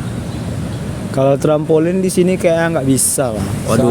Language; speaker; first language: Indonesian; native; Indonesian